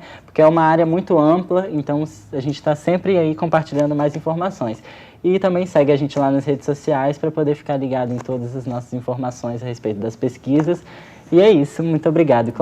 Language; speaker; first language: Portuguese; native; Portuguese